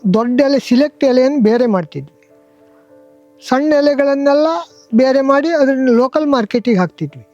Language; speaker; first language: Kannada; native; Kannada